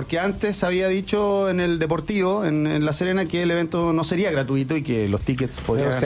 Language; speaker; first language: Spanish; native; Spanish